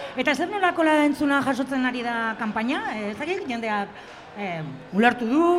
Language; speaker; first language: Basque; native; Basque